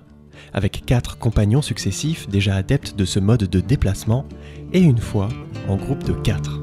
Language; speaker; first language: French; native; French